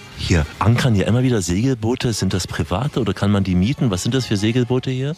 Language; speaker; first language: German; native; German